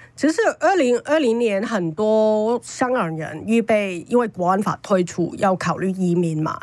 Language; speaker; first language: Chinese; non-native, fluent; Cantonese